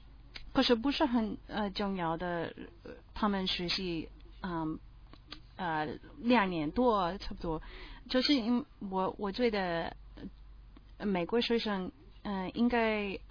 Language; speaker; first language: Chinese; non-native, learner; English